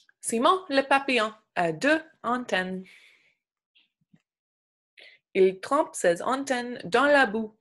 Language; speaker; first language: French; non-native, local second language; English